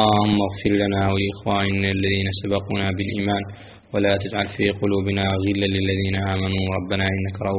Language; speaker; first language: Arabic; native; Arabic